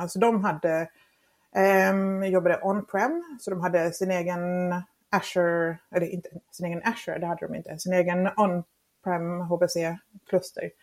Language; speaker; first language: Swedish; non-native, fluent; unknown